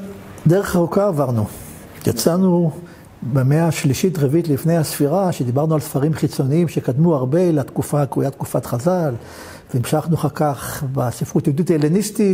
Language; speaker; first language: Hebrew; native; Hebrew